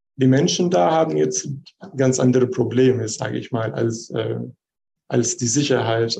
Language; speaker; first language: German; non-native, fluent; Arabic